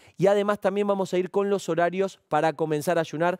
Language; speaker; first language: Spanish; native; Spanish